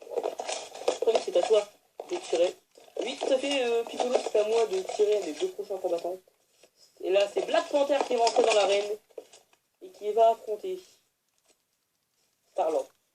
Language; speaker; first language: French; native; French